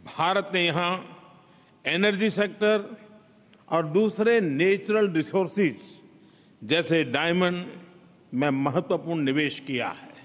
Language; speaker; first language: Hindi; non-native, local second language; Gujarati